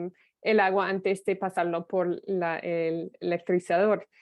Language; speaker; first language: Spanish; non-native, fluent; English